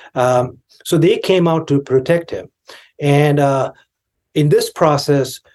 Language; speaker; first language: English; non-native, local second language; Tibetan